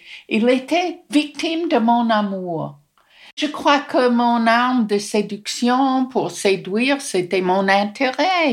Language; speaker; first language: French; non-native, fluent; English